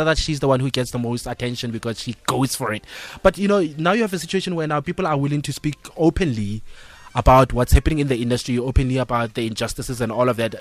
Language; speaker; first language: English; non-native, local second language; Tswana